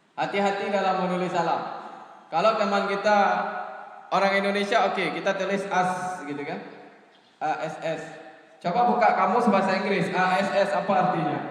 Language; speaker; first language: Malay; non-native, local second language; Achinese